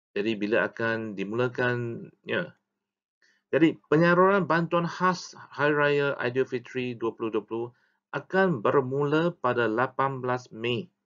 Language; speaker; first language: Malay; non-native, local second language; Chinese